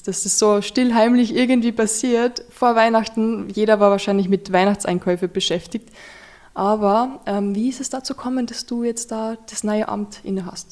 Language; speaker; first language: German; native; German